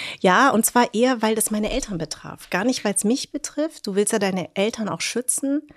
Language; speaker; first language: German; early bilingual, other home language; Vietnamese